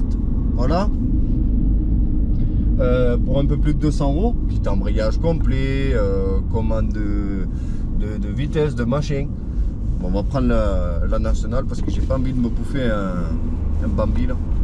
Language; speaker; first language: French; native; French